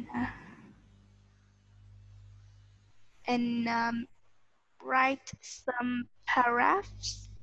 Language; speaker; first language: English; non-native, learner; Vietnamese